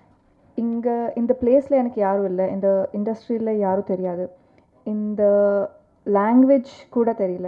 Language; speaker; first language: Tamil; non-native, learner; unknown